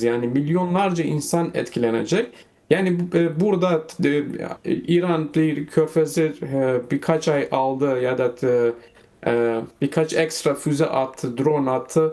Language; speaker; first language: Turkish; non-native, fluent; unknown